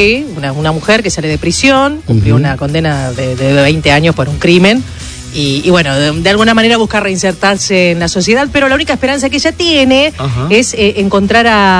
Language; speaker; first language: Spanish; native; Spanish